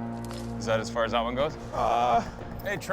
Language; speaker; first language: English; native; English